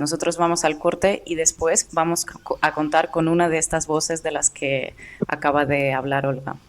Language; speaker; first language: Spanish; native; Spanish